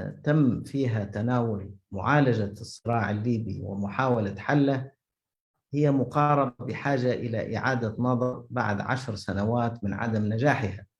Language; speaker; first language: Arabic; native; Arabic